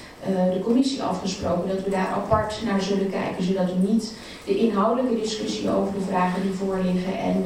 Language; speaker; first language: Dutch; native; Dutch